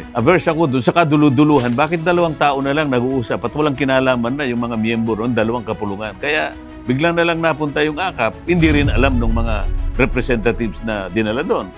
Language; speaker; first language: Filipino; native; Filipino